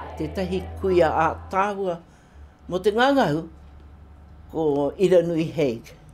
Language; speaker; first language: Māori; native; Māori